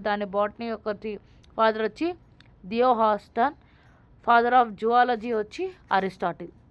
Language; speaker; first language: Telugu; non-native, local second language; Hindi